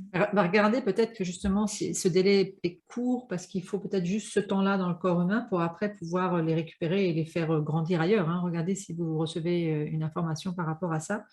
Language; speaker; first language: French; native; French